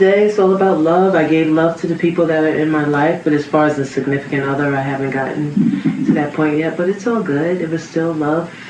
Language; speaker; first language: English; native; English